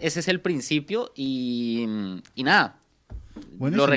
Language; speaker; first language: Spanish; native; Spanish